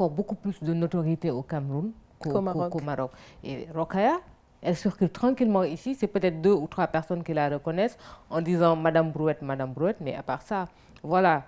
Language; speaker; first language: French; non-native, local second language; Wolof